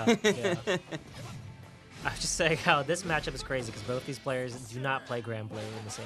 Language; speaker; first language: English; native; English